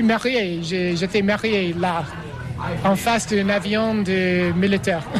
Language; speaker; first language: French; non-native, learner; English